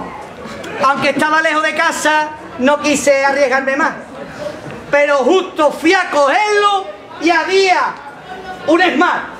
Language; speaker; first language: Spanish; native; Spanish